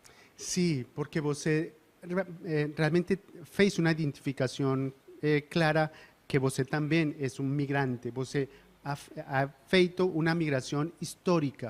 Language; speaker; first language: Portuguese; non-native, learner; Spanish